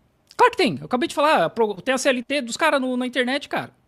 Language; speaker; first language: Portuguese; native; Portuguese